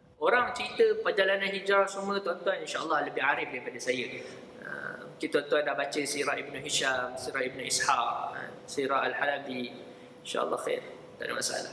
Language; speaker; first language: Malay; native; Malay